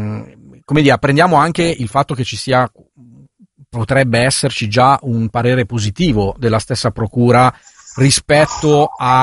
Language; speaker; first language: Italian; native; Italian